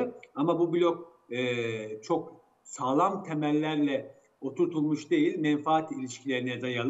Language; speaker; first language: Turkish; native; Turkish